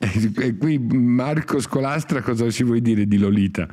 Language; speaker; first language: Italian; native; Italian